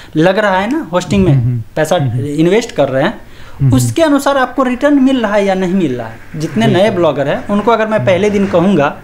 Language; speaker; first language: Hindi; native; Hindi